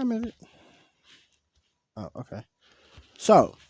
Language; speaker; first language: English; native; English